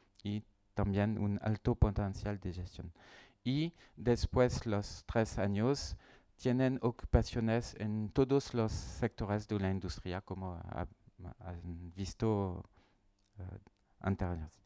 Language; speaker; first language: Spanish; non-native, learner; French